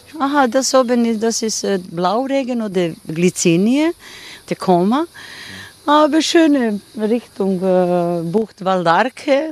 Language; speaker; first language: German; non-native, learner; Croatian